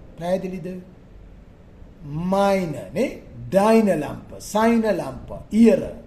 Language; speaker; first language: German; non-native, fluent; Sinhala